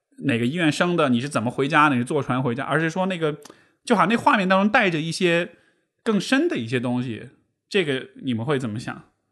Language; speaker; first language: Chinese; native; Chinese